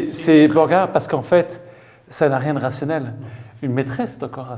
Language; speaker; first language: French; native; French